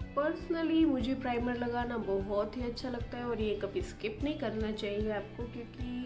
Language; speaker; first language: Hindi; non-native, local second language; Gujarati